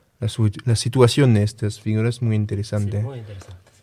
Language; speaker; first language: Spanish; non-native, learner; French